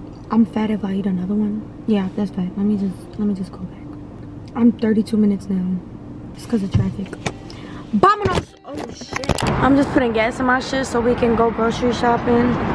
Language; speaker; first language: English; native; English